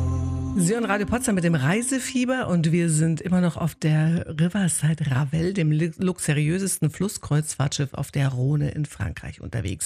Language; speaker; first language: German; native; German